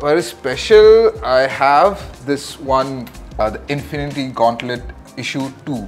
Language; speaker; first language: English; non-native, local second language; Assamese